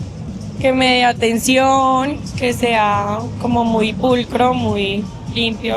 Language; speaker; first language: Spanish; native; Spanish